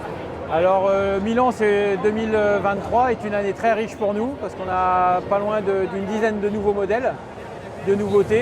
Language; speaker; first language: French; native; French